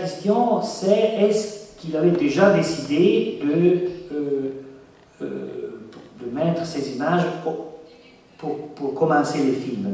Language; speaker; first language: French; non-native, fluent; Italian